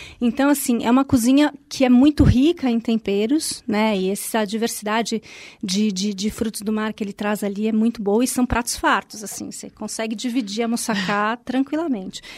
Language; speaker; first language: Portuguese; native; Portuguese